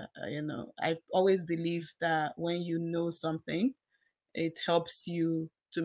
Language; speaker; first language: English; non-native, local second language; Yoruba